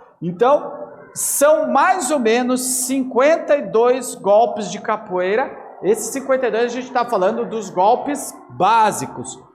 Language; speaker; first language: Portuguese; native; Portuguese